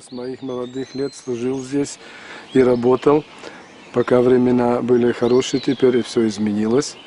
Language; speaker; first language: Russian; native; Russian